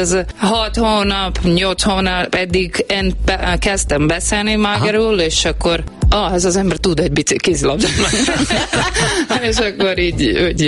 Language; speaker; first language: Hungarian; non-native, learner; Portuguese